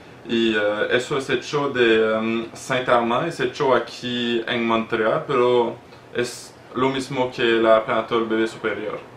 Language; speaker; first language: Spanish; non-native, learner; French